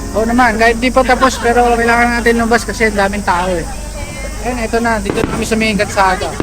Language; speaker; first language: Filipino; native; Filipino